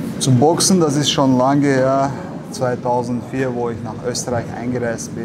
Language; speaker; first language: German; non-native, learner; Chechen